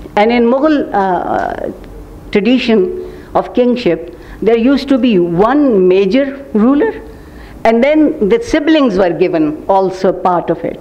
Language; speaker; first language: English; non-native, local second language; Urdu